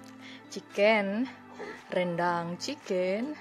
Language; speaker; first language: English; non-native, learner; Indonesian